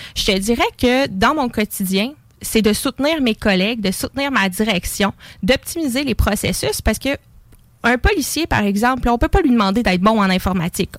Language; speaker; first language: French; native; French